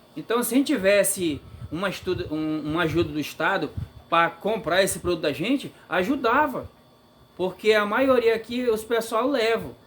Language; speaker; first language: Portuguese; native; Portuguese